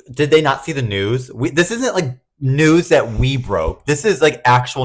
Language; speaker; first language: English; native; English